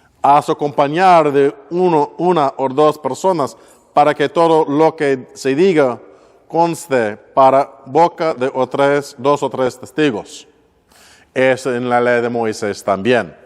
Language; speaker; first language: Spanish; non-native, learner; English